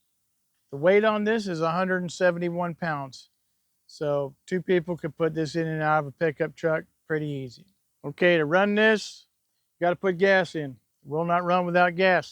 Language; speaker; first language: English; native; English